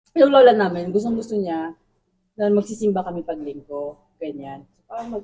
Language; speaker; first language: Filipino; non-native, local second language; Bikol